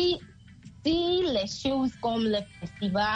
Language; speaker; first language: French; non-native, learner; Akan